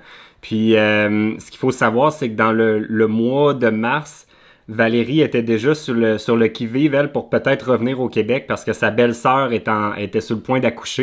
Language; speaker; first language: French; native; French